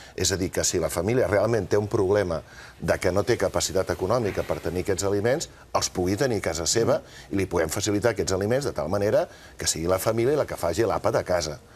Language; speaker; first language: Catalan; native; Catalan